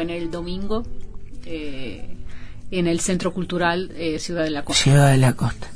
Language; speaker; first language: Spanish; non-native, fluent; Portuguese